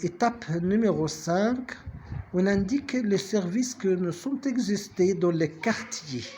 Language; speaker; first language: French; non-native, fluent; Arabic